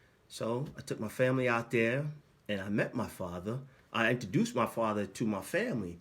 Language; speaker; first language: English; native; English